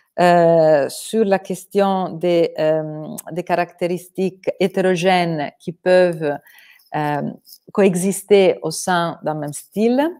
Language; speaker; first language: French; non-native, fluent; Italian